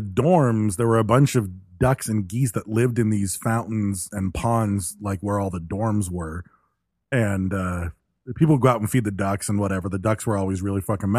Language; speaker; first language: English; native; English